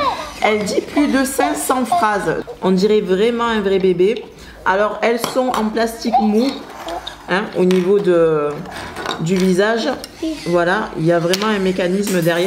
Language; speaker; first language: French; native; French